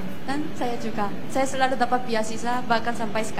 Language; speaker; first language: Indonesian; non-native, fluent; Korean